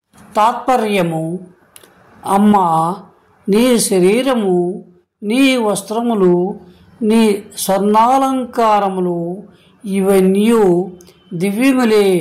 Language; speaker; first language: Telugu; native; Telugu